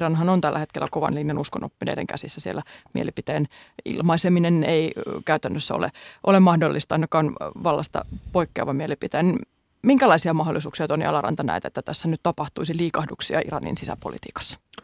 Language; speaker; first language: Finnish; native; Finnish